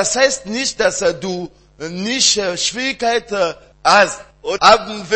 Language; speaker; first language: German; non-native, learner; French